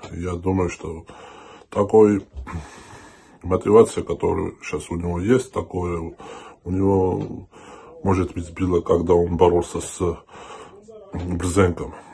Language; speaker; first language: Russian; non-native, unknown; Georgian